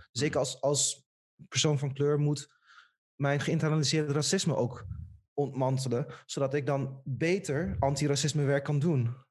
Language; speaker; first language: Dutch; native; Dutch